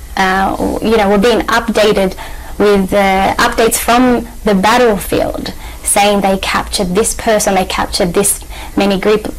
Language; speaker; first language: English; native; English